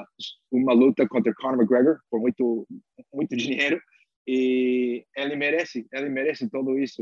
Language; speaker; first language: Portuguese; non-native, learner; English